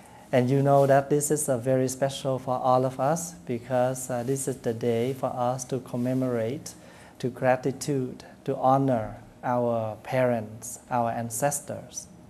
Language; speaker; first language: English; non-native, fluent; Vietnamese